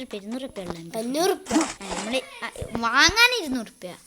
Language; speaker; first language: Malayalam; native; Malayalam